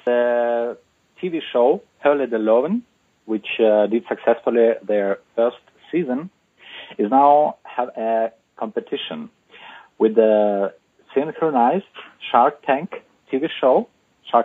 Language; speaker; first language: English; non-native, fluent; Uzbek